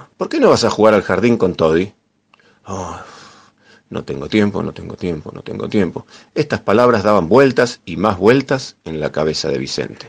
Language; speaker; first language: Spanish; native; Spanish